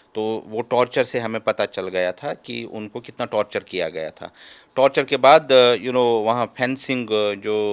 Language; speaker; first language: Hindi; native; Hindi